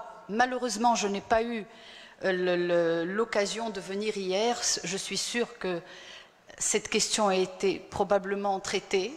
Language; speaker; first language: French; non-native, local second language; Arabic